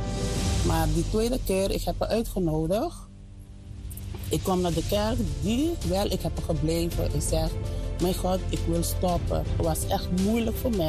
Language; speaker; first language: Dutch; non-native, learner; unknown